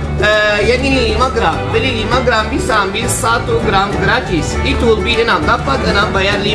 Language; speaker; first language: Indonesian; non-native, fluent; Turkish